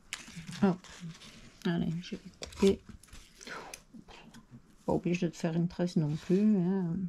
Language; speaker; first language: French; native; French